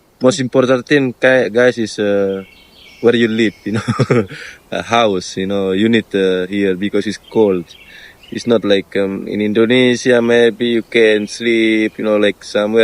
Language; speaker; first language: English; non-native, learner; Indonesian